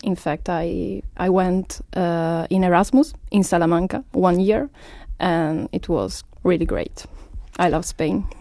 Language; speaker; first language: English; non-native, learner; Italian